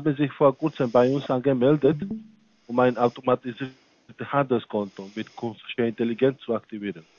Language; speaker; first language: German; non-native, fluent; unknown